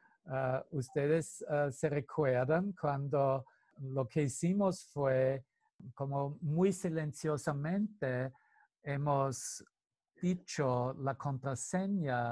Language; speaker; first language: Spanish; non-native, fluent; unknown